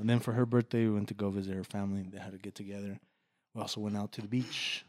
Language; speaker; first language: English; early bilingual, other home language; Spanish